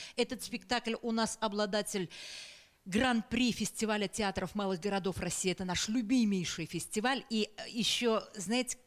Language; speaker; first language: Russian; native; Russian